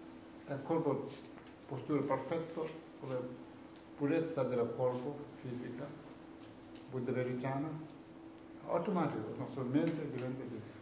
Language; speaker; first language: Italian; non-native, learner; Tibetan